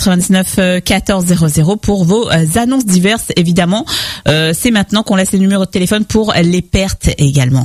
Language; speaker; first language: French; native; French